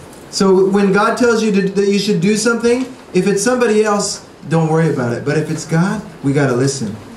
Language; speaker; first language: English; native; English